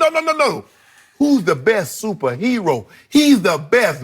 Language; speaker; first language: English; native; English